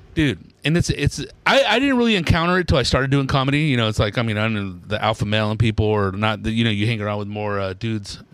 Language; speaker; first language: English; early bilingual, other home language; Spanish